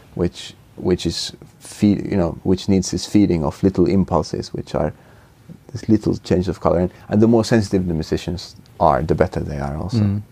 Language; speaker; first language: English; non-native, fluent; Finnish